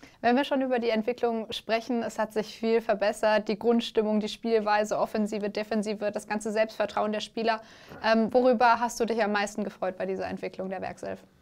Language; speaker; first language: German; native; German